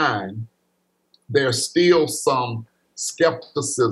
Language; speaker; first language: English; native; English